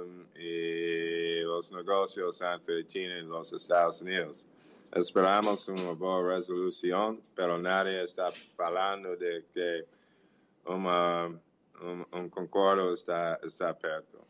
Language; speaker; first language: Portuguese; non-native, learner; English